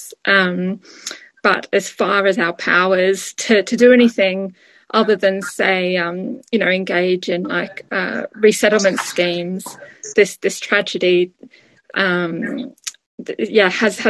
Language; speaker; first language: English; native; English